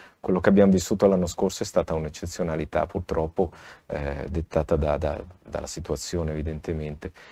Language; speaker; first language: Italian; native; Italian